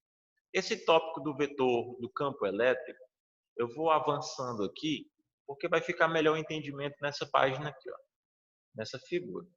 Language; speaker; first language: Portuguese; native; Portuguese